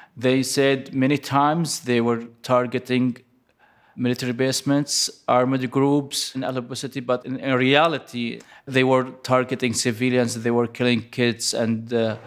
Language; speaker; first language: English; non-native, fluent; Arabic